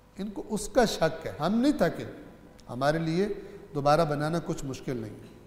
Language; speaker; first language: Urdu; non-native, local second language; Punjabi